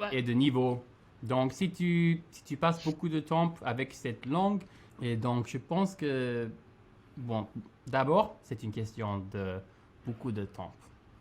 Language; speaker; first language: French; non-native, fluent; English